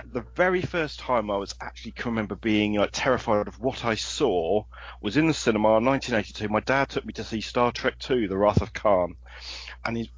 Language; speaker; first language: English; native; English